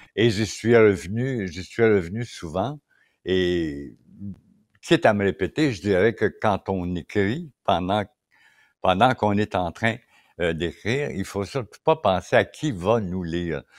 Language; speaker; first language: French; native; French